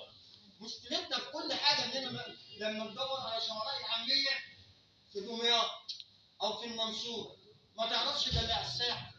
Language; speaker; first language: Arabic; native; Arabic